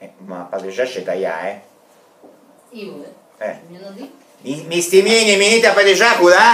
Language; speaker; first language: Russian; non-native, fluent; Italian